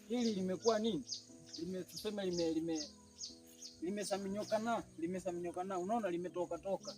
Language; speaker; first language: Swahili; native; Swahili